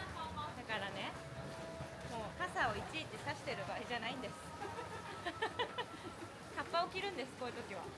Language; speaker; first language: Japanese; native; Japanese